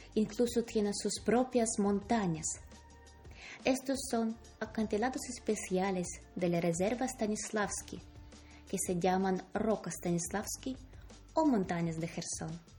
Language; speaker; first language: Spanish; non-native, learner; Ukrainian